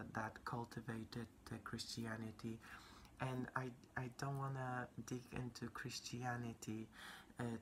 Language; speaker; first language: English; non-native, fluent; Polish